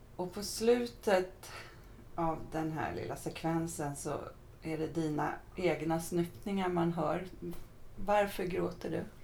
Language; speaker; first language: Swedish; native; Swedish